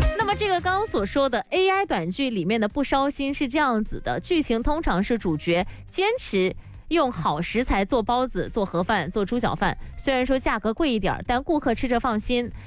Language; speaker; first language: Chinese; non-native, local second language; Hakka Chinese